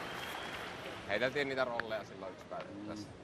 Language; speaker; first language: Finnish; native; Finnish